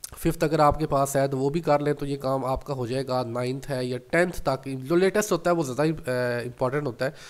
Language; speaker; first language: Urdu; non-native, local second language; Punjabi